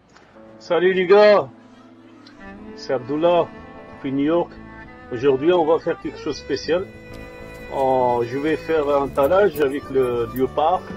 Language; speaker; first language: French; non-native, local second language; Arabic